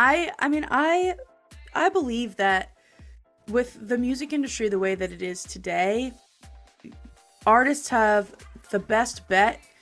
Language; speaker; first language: English; native; English